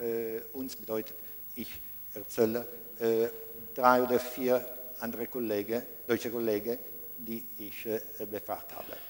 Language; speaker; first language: German; non-native, fluent; Italian